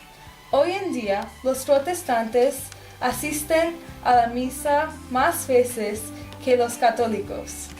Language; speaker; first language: Spanish; non-native, learner; English